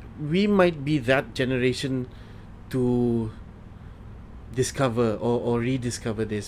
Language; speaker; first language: English; non-native, local second language; Malay